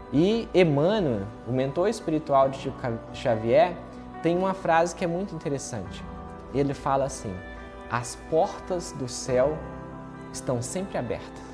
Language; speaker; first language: Portuguese; native; Portuguese